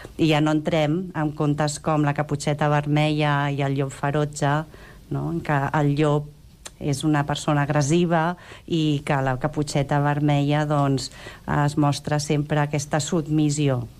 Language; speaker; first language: Catalan; native; Catalan